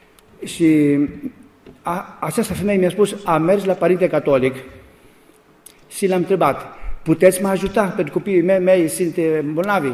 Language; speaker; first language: Romanian; non-native, learner; Greek